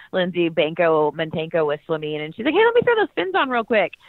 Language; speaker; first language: English; native; English